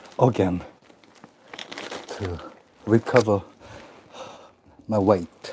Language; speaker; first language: English; non-native, learner; Korean